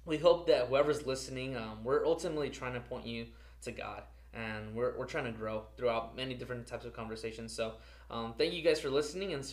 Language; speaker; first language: English; early bilingual, other home language; Spanish